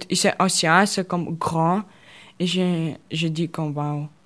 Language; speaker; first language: French; non-native, learner; Russian